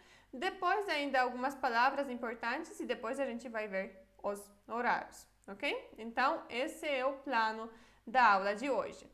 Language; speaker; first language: Portuguese; non-native, fluent; Polish